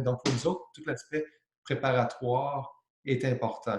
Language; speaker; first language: French; native; French